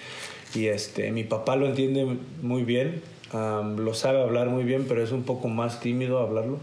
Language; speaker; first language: Spanish; early bilingual, heritage; Spanish